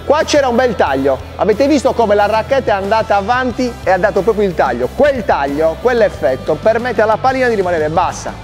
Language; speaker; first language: Italian; native; Italian